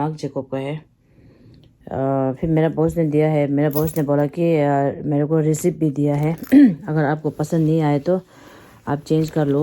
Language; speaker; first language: Hindi; non-native, local second language; Tibetan